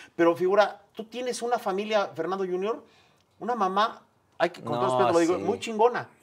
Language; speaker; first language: Spanish; native; Spanish